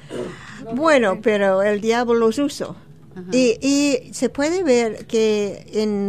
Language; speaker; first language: Spanish; non-native, fluent; English